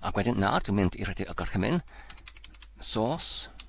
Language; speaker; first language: Welsh; non-native, learner; Polish